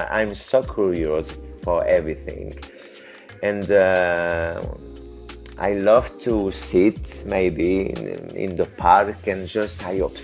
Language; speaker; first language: English; non-native, learner; French